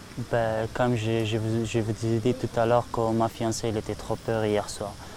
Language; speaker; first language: French; non-native, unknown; Persian